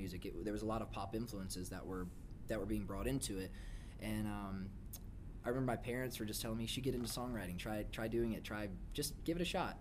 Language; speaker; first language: English; native; English